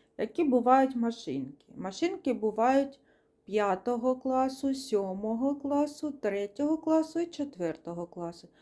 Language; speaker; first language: Ukrainian; non-native, local second language; Russian